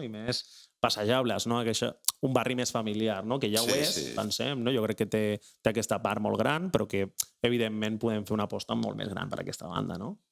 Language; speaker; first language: Catalan; native; Catalan